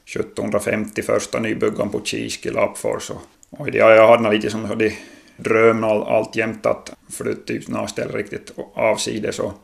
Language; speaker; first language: Swedish; native; Swedish